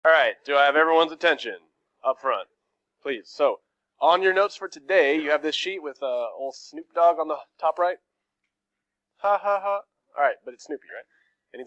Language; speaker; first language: English; native; English